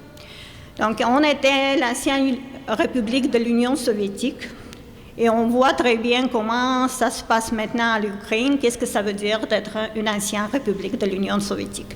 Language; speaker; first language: French; non-native, fluent; Armenian